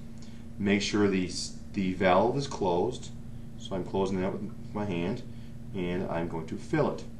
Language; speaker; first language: English; native; English